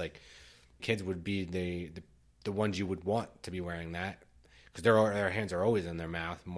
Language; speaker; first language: English; native; English